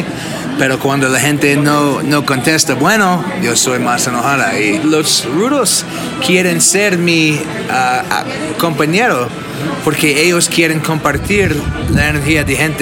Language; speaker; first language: Spanish; non-native, learner; English